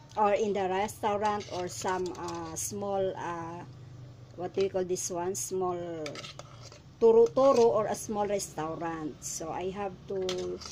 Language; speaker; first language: English; non-native, local second language; Filipino